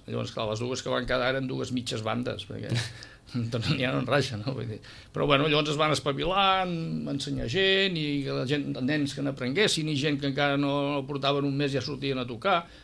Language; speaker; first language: Catalan; native; Catalan